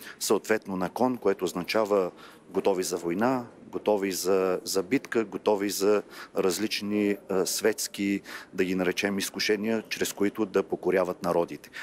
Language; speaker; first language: Bulgarian; native; Bulgarian